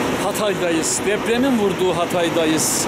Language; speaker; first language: Turkish; native; Turkish